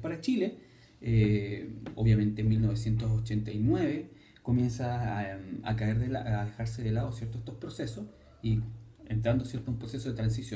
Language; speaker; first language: Spanish; native; Spanish